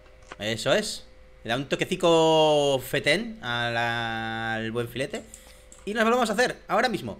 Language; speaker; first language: Spanish; native; Spanish